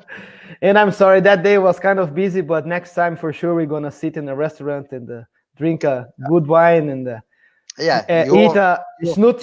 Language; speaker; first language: English; non-native, fluent; Portuguese